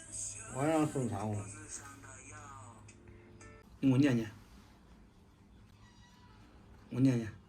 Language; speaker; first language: Chinese; native; Chinese